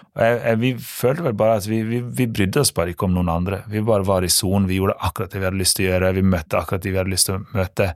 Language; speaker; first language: Norwegian; native; Norwegian